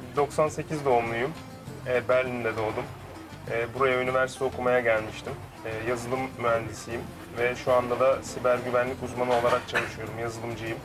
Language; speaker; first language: Turkish; early bilingual, heritage; Turkish